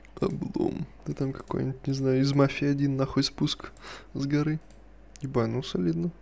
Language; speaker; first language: Russian; native; Russian